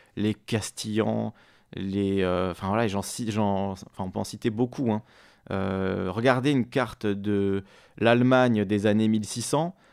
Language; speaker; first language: French; native; French